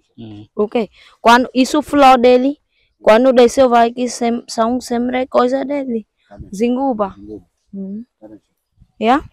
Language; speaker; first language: Portuguese; non-native, learner; Vietnamese